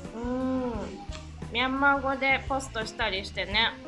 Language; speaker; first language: Japanese; native; Japanese